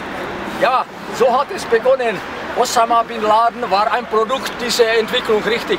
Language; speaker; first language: German; non-native, fluent; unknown